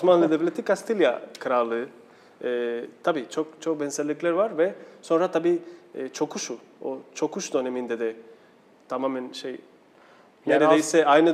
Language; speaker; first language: Turkish; non-native, fluent; Spanish